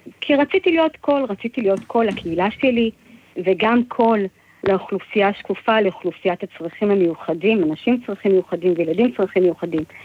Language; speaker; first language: Hebrew; early bilingual, other home language; Amharic